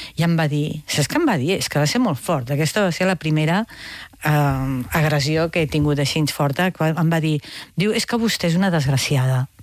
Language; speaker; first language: Catalan; native; Catalan